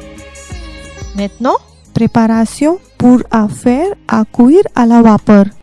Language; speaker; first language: French; non-native, fluent; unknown